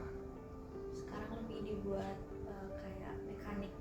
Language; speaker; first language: Indonesian; native; Indonesian